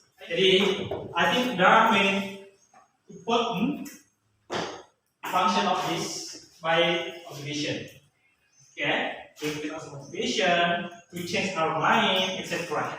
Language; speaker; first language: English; non-native, learner; Indonesian